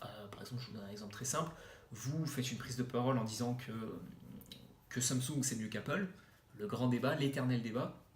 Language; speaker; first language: French; native; French